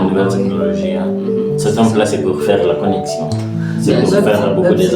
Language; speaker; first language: French; non-native, learner; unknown